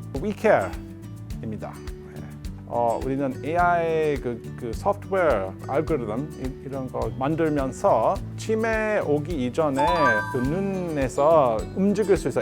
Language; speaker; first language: Korean; non-native, learner; English